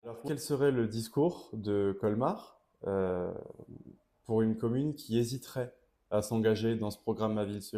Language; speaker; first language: French; native; French